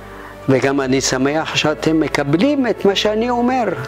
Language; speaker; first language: Hebrew; non-native, fluent; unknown